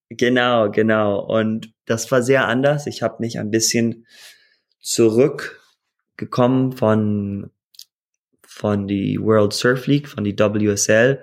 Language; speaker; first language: German; early bilingual, heritage; German